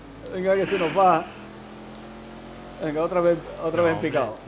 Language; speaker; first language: Spanish; native; Spanish